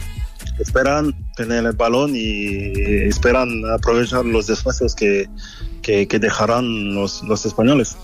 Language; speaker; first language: Spanish; non-native, fluent; French